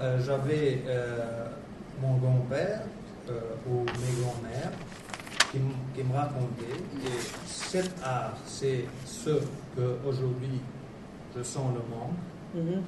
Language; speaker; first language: French; non-native, fluent; Albanian